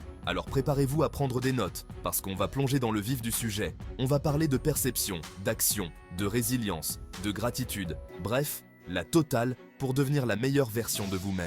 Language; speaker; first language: French; native; French